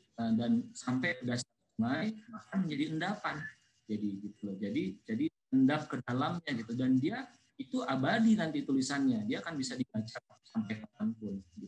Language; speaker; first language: Indonesian; native; Indonesian